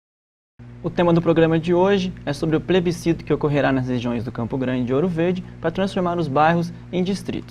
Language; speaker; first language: Portuguese; native; Portuguese